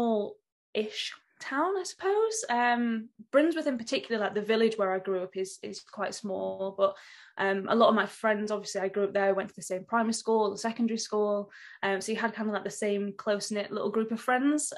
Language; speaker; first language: English; native; English